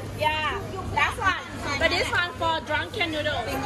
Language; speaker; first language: English; non-native, fluent; Thai